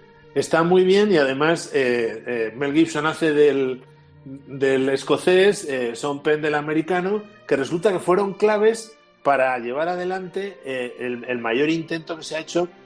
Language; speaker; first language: Spanish; native; Spanish